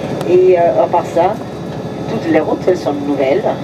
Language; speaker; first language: French; non-native, fluent; Spanish